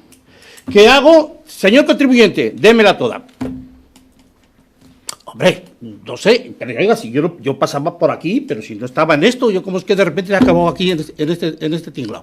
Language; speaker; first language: Spanish; native; Spanish